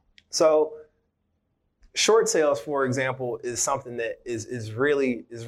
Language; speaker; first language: English; native; English